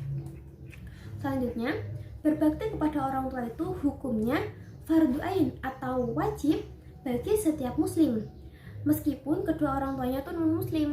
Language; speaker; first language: Indonesian; native; Indonesian